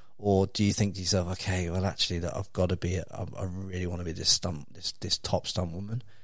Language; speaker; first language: English; native; English